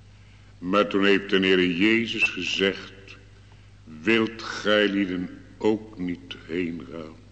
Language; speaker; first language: Dutch; native; Dutch